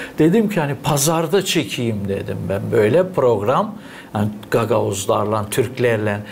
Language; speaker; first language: Turkish; native; Turkish